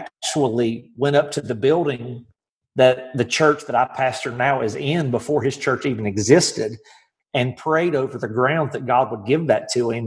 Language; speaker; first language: English; native; English